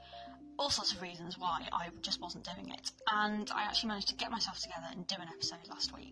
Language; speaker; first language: English; native; English